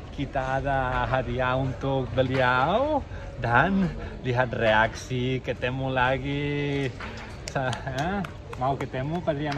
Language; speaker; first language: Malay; non-native, fluent; Catalan